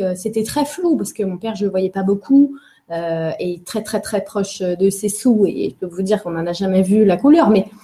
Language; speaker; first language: French; native; French